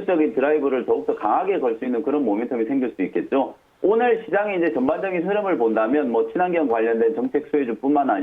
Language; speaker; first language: Korean; native; Korean